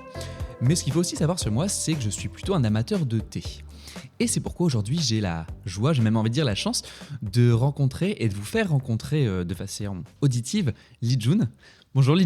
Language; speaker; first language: French; native; French